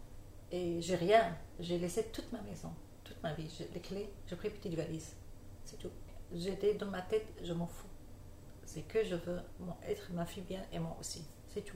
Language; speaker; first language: French; non-native, learner; Arabic